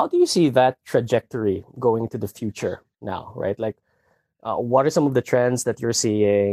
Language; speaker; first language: English; non-native, local second language; Filipino